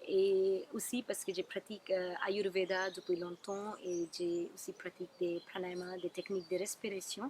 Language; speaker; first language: French; non-native, learner; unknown